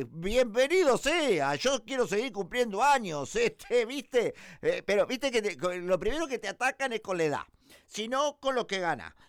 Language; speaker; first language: Spanish; native; Spanish